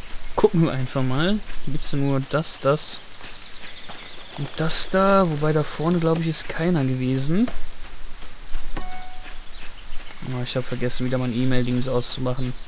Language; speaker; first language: German; native; German